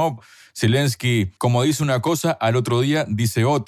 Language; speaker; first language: Spanish; native; Spanish